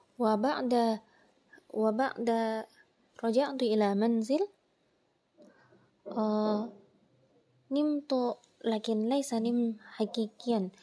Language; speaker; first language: Arabic; non-native, learner; Indonesian